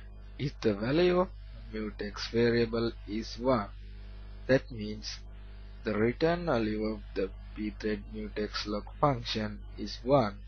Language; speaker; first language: English; non-native, learner; Sinhala